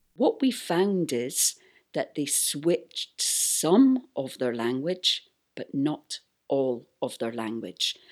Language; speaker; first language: English; native; English